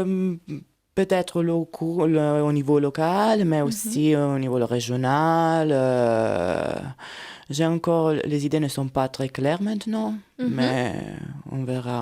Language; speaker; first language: French; non-native, fluent; Italian